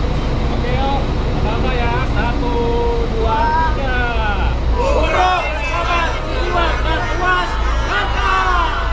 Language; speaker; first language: Indonesian; non-native, fluent; Arabic